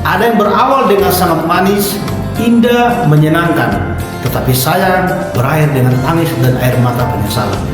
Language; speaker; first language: Indonesian; native; Indonesian